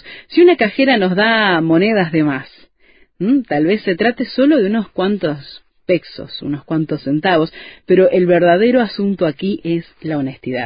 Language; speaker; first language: Spanish; native; Spanish